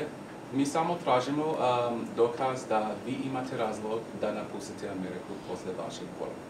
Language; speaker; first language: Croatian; non-native, learner; English